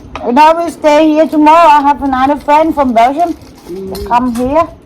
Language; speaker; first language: English; non-native, fluent; Thai